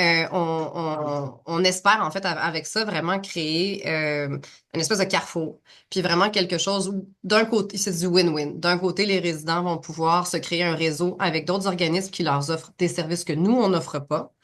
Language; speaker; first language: French; native; French